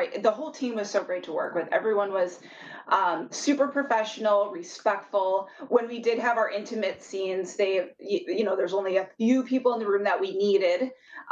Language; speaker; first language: English; native; English